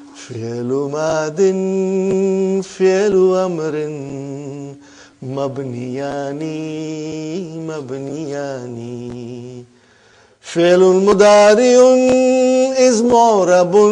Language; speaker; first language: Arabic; non-native, fluent; Urdu